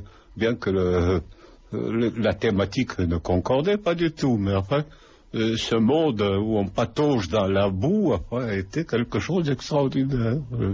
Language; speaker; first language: French; non-native, fluent; Lithuanian